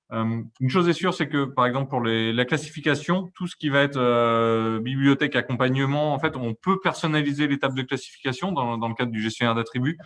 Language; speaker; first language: French; native; French